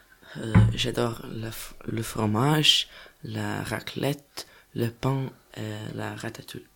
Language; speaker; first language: French; non-native, learner; Lithuanian